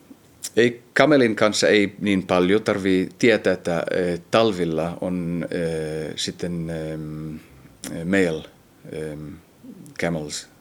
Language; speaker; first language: Finnish; early bilingual, heritage; Finnish